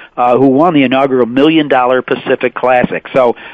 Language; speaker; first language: English; native; English